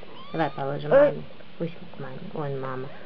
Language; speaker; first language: Russian; native; Russian